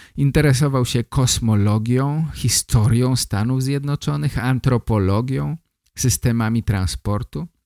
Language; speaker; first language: Polish; native; Polish